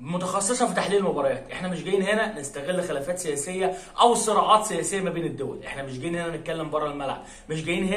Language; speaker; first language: Arabic; native; Arabic